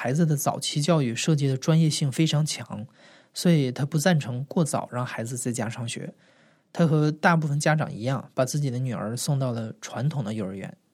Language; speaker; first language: Chinese; native; Chinese